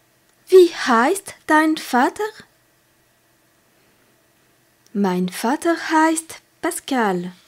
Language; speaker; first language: German; non-native, fluent; French